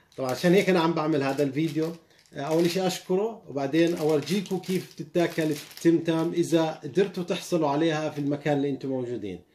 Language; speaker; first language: Arabic; native; Arabic